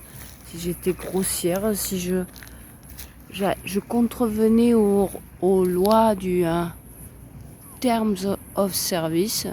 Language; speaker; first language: French; native; French